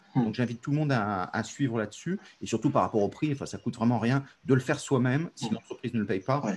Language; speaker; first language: French; native; French